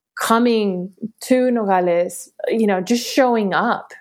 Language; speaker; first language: English; early bilingual, other home language; Spanish